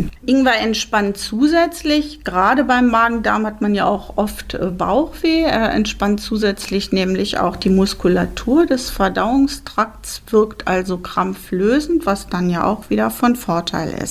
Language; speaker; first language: German; native; German